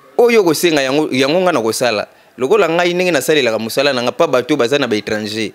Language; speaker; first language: Lingala; non-native, local second language; Kongo